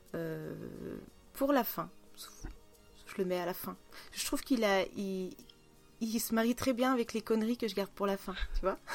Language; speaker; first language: French; non-native, fluent; Russian